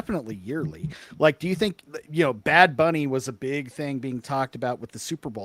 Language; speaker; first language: English; native; English